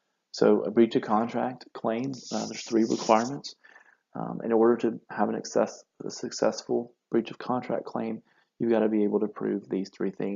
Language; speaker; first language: English; native; English